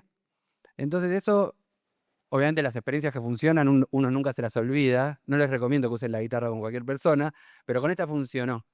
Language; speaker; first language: Spanish; native; Spanish